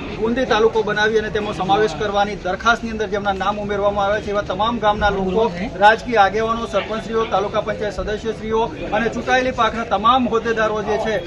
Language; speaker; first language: Gujarati; native; Gujarati